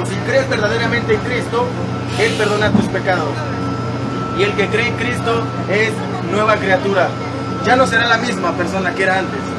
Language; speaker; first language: Spanish; native; Spanish